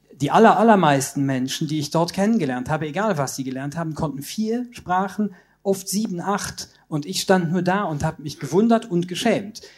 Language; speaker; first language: German; non-native, local second language; Luxembourgish